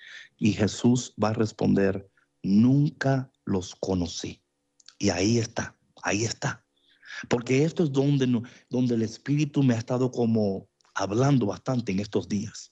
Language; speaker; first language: Spanish; native; Spanish